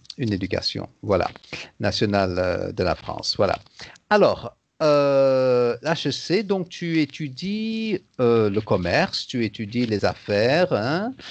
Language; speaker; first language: French; native; French